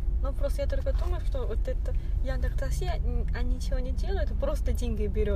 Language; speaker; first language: Russian; non-native, learner; Chinese